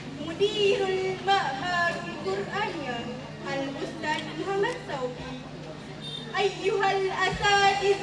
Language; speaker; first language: Arabic; non-native, learner; Indonesian